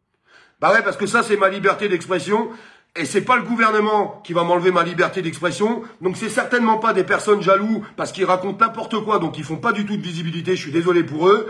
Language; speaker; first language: French; native; French